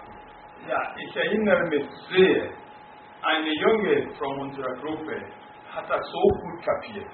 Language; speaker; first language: German; non-native, fluent; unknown